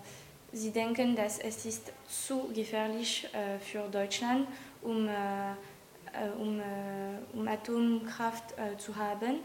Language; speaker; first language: German; non-native, learner; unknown